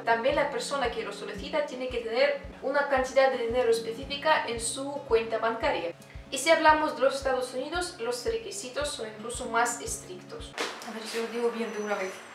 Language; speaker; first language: Spanish; non-native, fluent; Russian